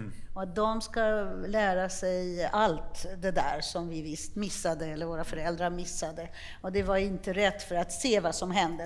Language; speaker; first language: Swedish; non-native, fluent; Polish